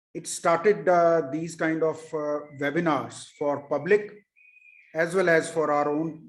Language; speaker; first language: English; non-native, local second language; Hindi